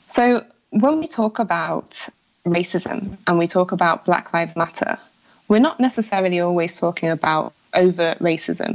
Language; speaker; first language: English; native; English